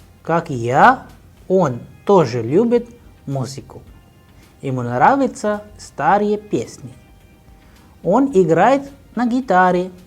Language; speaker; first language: Russian; non-native, fluent; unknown